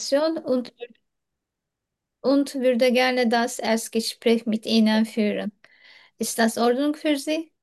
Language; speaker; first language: German; non-native, learner; Turkish